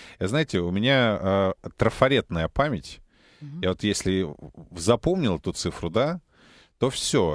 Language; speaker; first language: Russian; native; Russian